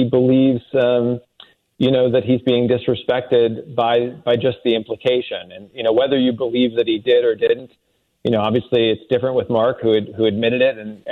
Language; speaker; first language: English; native; English